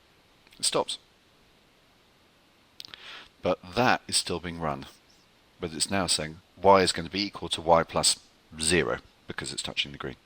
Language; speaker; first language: English; native; English